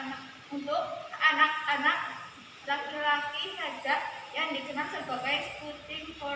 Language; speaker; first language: Indonesian; native; Indonesian